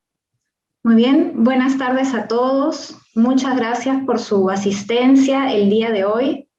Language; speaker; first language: Spanish; native; Spanish